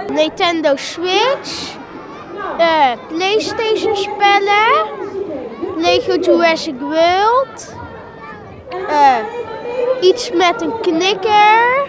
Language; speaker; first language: Dutch; native; Dutch